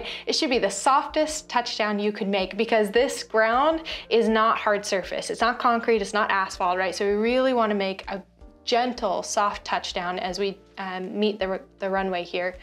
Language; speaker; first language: English; native; English